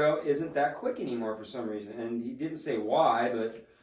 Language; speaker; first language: English; native; English